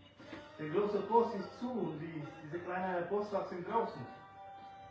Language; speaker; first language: German; non-native, learner; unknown